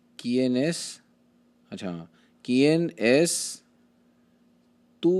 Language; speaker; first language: Spanish; non-native, learner; Hindi